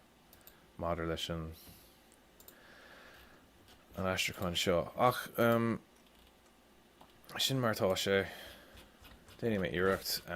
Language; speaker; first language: Irish; non-native, local second language; English